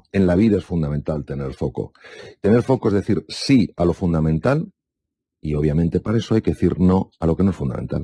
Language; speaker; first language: Spanish; native; Spanish